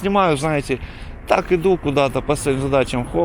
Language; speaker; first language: Russian; native; Russian